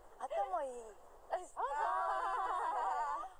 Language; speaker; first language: Japanese; non-native, learner; Korean